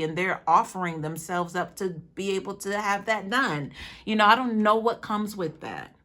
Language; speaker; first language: English; native; English